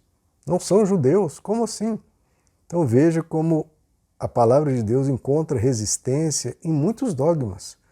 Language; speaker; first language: Portuguese; native; Portuguese